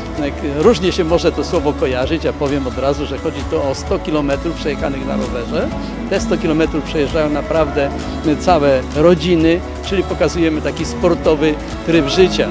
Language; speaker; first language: Polish; native; Polish